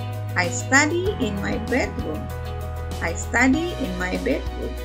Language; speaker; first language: English; non-native, fluent; Indonesian